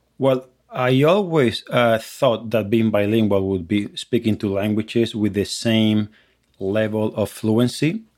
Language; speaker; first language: English; non-native, fluent; Spanish